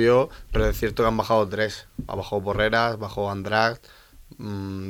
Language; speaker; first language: Spanish; native; Spanish